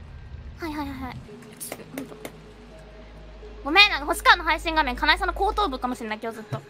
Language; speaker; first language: Japanese; native; Japanese